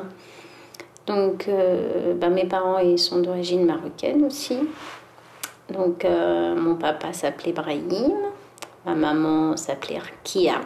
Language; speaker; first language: French; early bilingual, other home language; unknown